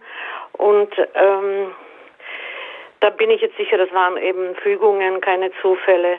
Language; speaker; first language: German; native; German